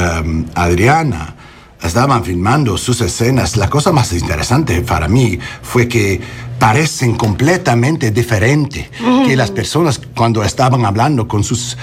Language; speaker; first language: Spanish; non-native, learner; English